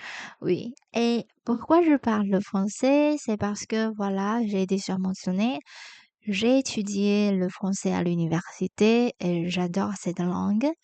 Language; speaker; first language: French; non-native, fluent; Chinese